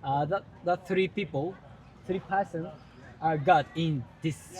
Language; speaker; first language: English; non-native, learner; Japanese